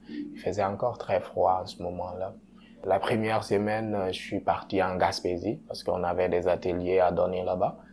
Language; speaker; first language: French; non-native, local second language; Susu